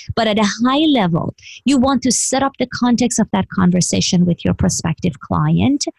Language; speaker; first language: English; non-native, fluent; Persian